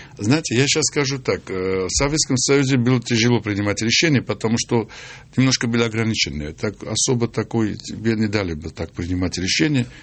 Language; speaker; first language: Russian; non-native, local second language; Armenian